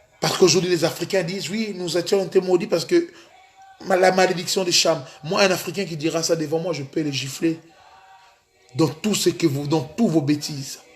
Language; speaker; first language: French; non-native, local second language; Lingala